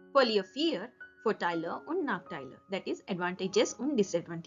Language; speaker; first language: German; non-native, fluent; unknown